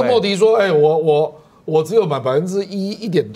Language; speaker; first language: Chinese; native; Chinese